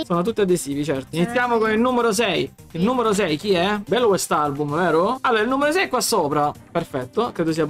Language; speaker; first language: Italian; native; Italian